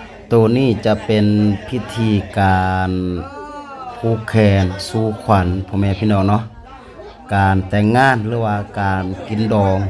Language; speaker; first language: Thai; non-native, local second language; Lao